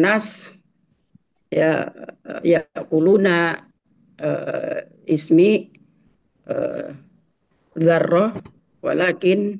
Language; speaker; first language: Arabic; non-native, fluent; Indonesian